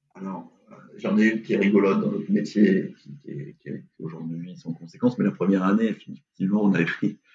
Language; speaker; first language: French; native; French